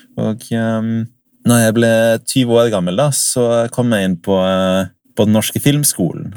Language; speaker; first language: Norwegian; early bilingual, other home language; English